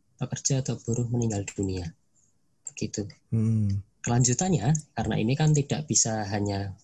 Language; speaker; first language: Indonesian; non-native, local second language; Javanese